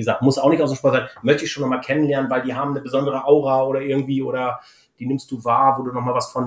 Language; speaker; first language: German; native; German